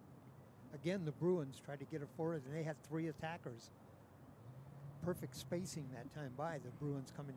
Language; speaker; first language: English; native; English